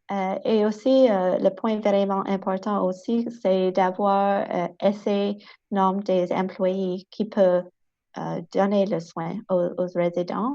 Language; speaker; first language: French; non-native, local second language; English